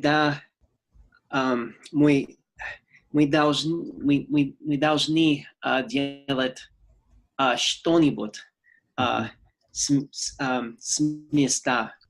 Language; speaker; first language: Russian; non-native, learner; English